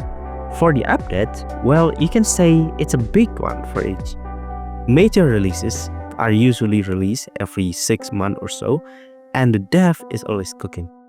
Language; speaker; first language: English; non-native, fluent; Indonesian